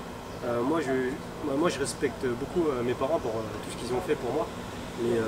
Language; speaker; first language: French; early bilingual, other home language; Min Nan Chinese